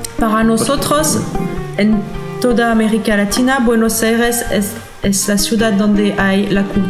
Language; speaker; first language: Spanish; non-native, learner; French